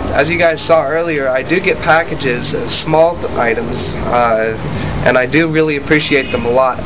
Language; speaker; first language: English; native; English